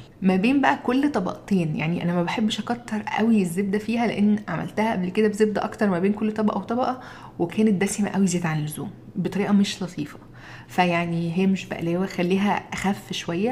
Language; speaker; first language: Arabic; native; Arabic